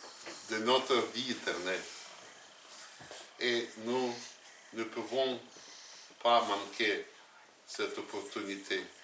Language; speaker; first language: French; non-native, learner; Russian